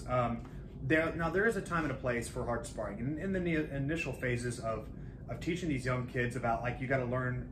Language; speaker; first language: English; native; English